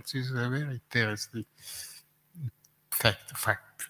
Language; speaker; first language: English; non-native, learner; Italian